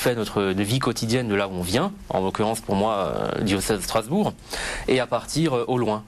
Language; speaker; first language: French; native; French